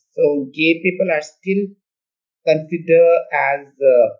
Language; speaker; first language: English; non-native, local second language; Manipuri